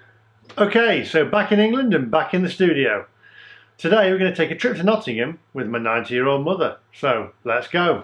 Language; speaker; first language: English; native; English